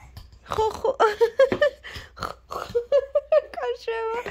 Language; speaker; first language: Georgian; native; Georgian